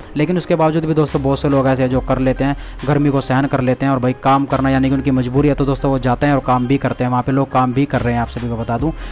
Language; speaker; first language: Hindi; native; Hindi